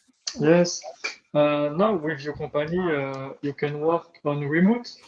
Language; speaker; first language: English; non-native, learner; French